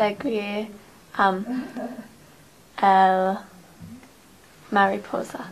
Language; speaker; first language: Spanish; non-native, learner; English